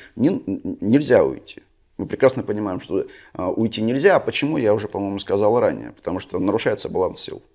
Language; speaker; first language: Russian; native; Russian